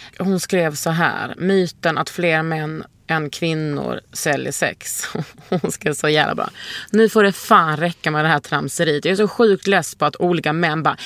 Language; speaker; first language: Swedish; native; Swedish